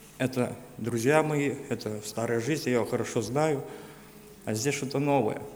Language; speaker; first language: Russian; native; Russian